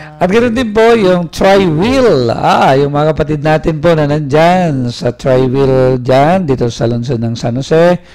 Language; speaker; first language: Filipino; native; Filipino